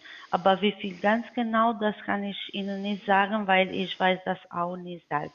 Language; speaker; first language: German; non-native, learner; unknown